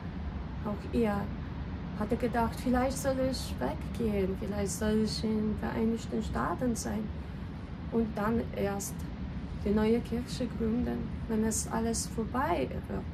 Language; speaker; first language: German; non-native, fluent; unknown